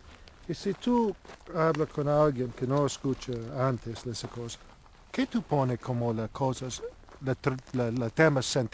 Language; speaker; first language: Spanish; non-native, learner; English